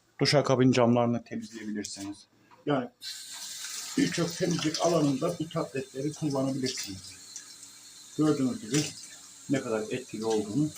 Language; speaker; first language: Turkish; native; Turkish